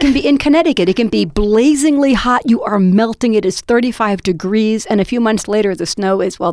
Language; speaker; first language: English; native; English